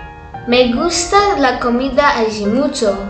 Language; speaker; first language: Spanish; non-native, learner; Hindi